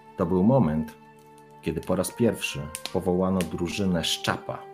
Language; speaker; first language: Polish; native; Polish